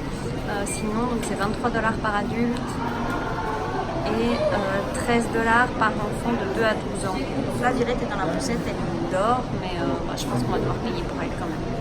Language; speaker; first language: French; native; French